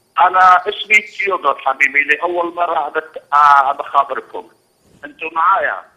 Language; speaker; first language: Arabic; non-native, local second language; Assyrian Neo-Aramaic